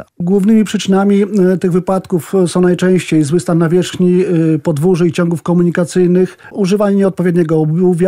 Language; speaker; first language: Polish; native; Polish